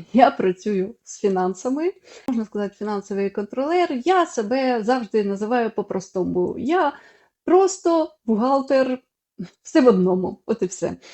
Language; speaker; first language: Ukrainian; non-native, local second language; Russian